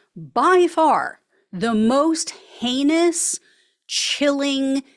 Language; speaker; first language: English; native; English